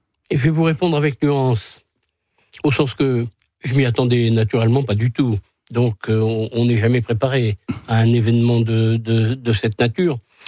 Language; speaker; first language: French; native; French